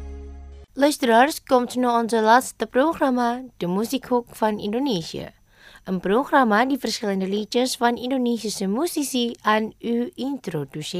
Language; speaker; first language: Dutch; non-native, learner; Indonesian